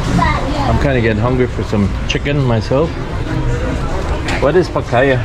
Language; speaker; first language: English; native; English